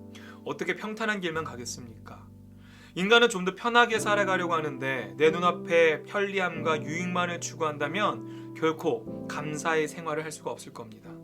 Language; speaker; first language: Korean; native; Korean